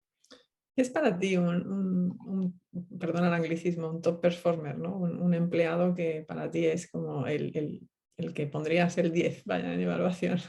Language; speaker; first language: Spanish; native; Spanish